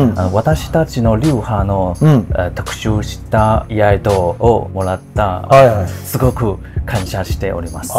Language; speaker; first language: Japanese; non-native, learner; Chinese